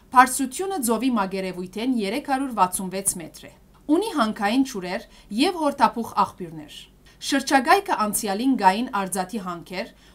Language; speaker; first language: Armenian; early bilingual, heritage; Armenian